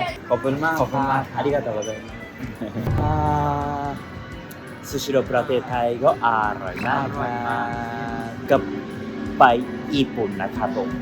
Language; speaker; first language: Thai; non-native, learner; Japanese